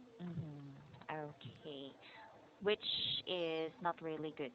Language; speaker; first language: English; non-native, fluent; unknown